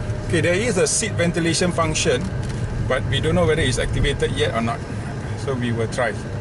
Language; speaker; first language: English; non-native, local second language; Malay